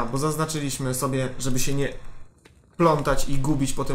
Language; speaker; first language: Polish; native; Polish